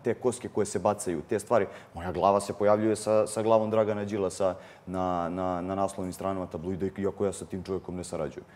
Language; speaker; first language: Serbian; native; Serbian